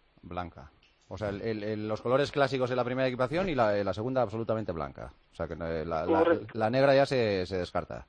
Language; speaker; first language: Spanish; native; Spanish